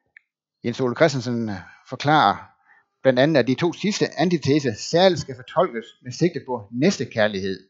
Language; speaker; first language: Danish; native; Danish